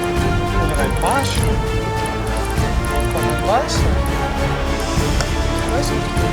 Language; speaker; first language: German; non-native, learner; Dutch